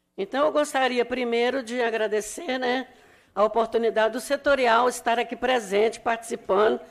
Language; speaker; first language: Portuguese; native; Portuguese